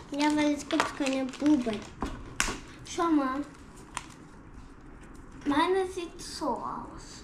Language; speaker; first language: German; early bilingual, heritage; Bosnian